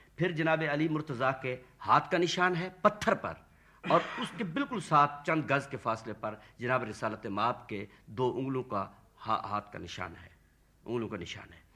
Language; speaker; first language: Urdu; non-native, local second language; Saraiki